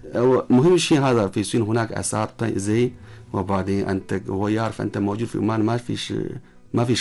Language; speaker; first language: Arabic; non-native, learner; Chinese